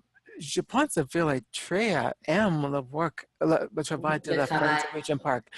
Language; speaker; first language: French; non-native, learner; English